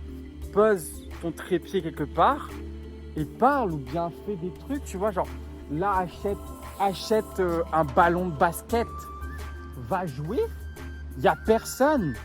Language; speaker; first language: French; native; French